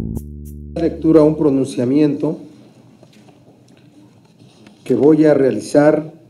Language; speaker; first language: Spanish; native; Spanish